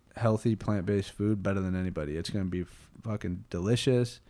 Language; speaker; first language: English; native; English